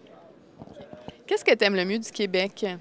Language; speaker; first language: French; native; French